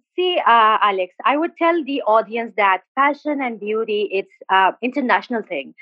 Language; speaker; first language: English; non-native, fluent; Arabic